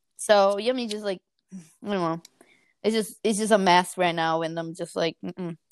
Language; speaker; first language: English; non-native, fluent; Portuguese